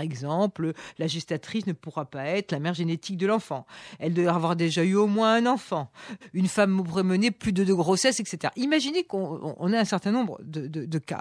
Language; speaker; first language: French; native; French